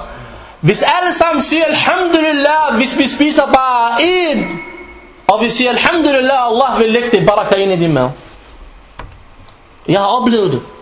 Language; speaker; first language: Danish; non-native, fluent; Arabic